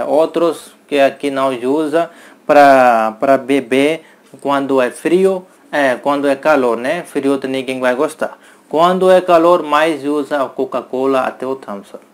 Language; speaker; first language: Portuguese; non-native, learner; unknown